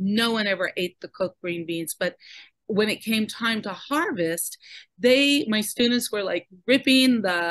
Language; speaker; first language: English; native; English